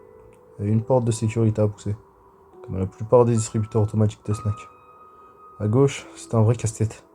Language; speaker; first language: French; native; French